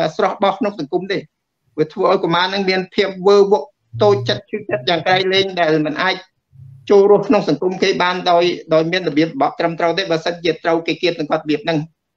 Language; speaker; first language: Khmer; native; Khmer